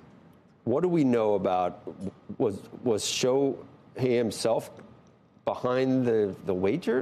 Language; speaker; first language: English; native; English